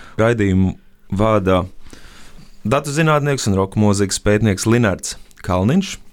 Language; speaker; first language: Latvian; native; Latvian